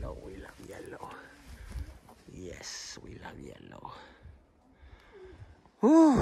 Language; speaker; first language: English; non-native, learner; Swedish